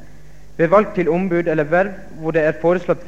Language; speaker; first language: Norwegian; native; Norwegian